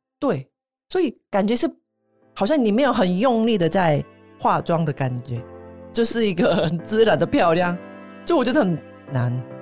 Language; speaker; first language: Chinese; non-native, fluent; Korean